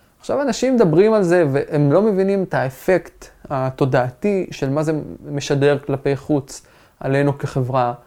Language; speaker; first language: Hebrew; non-native, local second language; Arabic